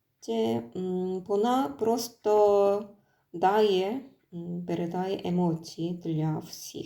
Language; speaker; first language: Ukrainian; non-native, learner; Korean